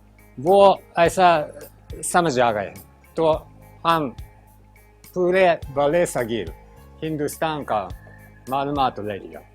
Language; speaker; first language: Hindi; non-native, learner; Japanese